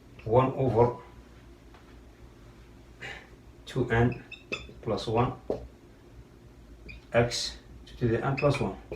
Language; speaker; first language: English; non-native, fluent; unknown